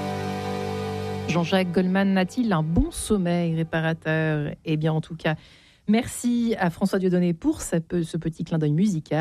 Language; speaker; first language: French; native; French